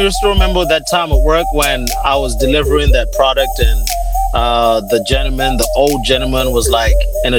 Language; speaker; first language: English; non-native, local second language; Shona